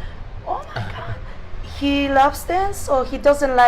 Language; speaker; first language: English; non-native, learner; Spanish